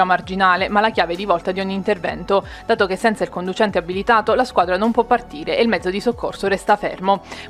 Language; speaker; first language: Italian; native; Italian